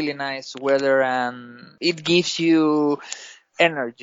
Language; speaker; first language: English; non-native, fluent; Spanish